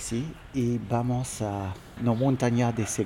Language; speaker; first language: Spanish; non-native, learner; French